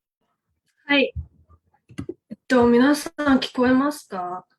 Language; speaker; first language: Japanese; non-native, fluent; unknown